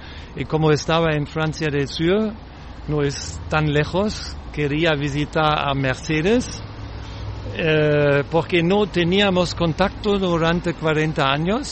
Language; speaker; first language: Spanish; non-native, fluent; German